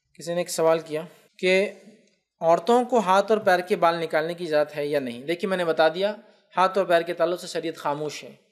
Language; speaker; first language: Urdu; native; Urdu